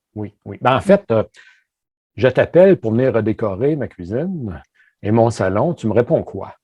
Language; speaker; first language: French; native; French